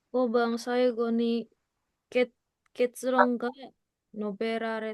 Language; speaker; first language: Japanese; non-native, learner; Indonesian